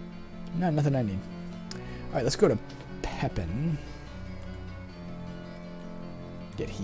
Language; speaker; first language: English; native; English